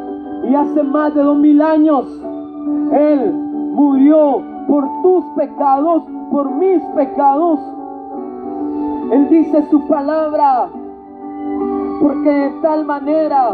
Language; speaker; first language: Spanish; native; Spanish